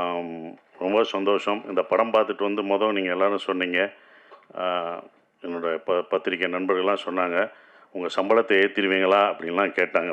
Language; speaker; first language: Tamil; native; Tamil